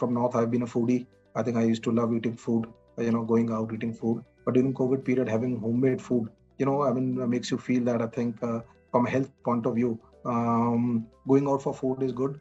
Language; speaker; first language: English; non-native, local second language; Punjabi